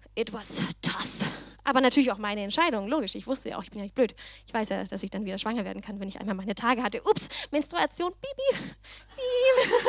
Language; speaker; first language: German; non-native, fluent; Danish